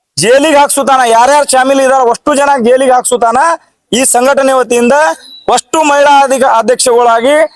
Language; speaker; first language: Kannada; non-native, local second language; Lambadi